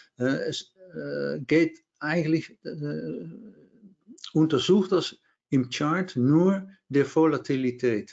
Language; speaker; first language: German; non-native, learner; Dutch